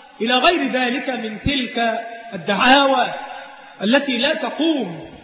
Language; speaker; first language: Arabic; native; Arabic